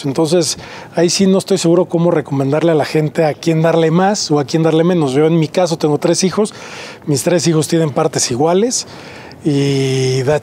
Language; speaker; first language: Spanish; native; Spanish